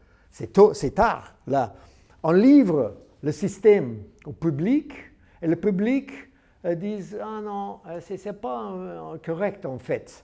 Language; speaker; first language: French; non-native, learner; English